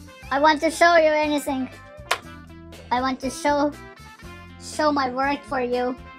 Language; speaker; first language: English; non-native, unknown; Japanese